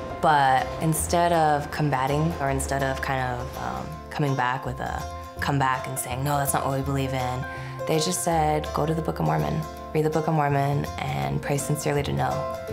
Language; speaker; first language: English; native; English